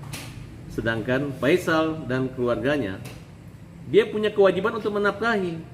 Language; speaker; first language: Indonesian; native; Indonesian